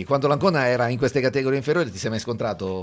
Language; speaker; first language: Italian; native; Italian